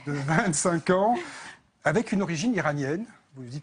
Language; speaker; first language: French; native; French